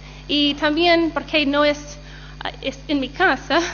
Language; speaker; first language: Spanish; non-native, learner; English